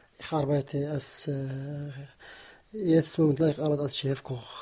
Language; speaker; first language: German; non-native, learner; Kurdish